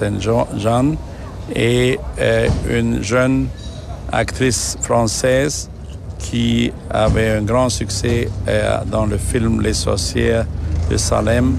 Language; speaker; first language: French; non-native, fluent; German